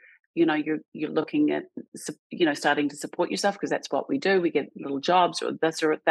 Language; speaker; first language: English; native; English